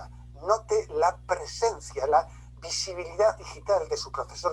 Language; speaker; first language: Spanish; native; Spanish